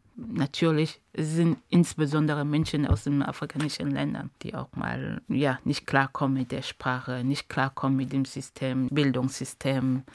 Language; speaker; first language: German; non-native, fluent; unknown